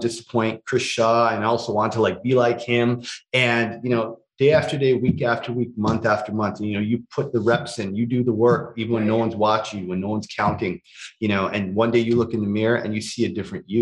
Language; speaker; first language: English; native; English